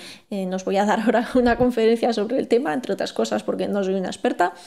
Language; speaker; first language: Spanish; native; Spanish